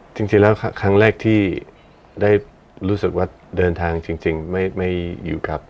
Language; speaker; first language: Thai; non-native, fluent; English